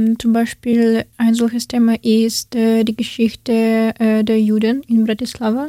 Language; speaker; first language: German; non-native, learner; Ukrainian